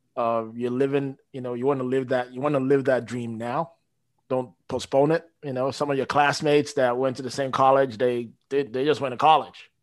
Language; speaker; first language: English; native; English